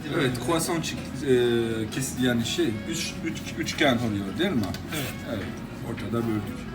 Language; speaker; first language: Turkish; non-native, learner; French